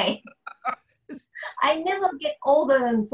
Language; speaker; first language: English; non-native, learner; Japanese